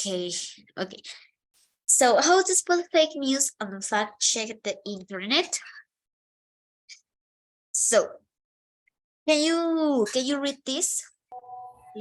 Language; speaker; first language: English; non-native, fluent; Spanish